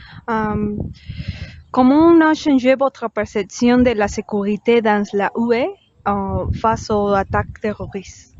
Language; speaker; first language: French; non-native, learner; Spanish